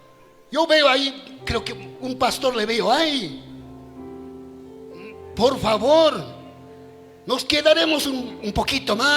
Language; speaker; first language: Spanish; native; Spanish